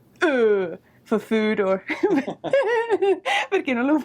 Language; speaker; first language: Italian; non-native, fluent; English